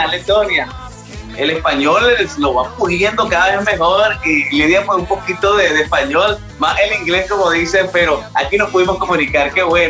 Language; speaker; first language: Spanish; native; Spanish